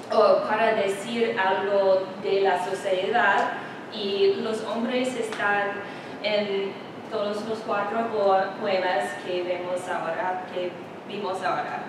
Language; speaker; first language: Spanish; non-native, learner; English